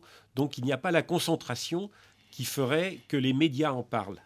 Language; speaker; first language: French; native; French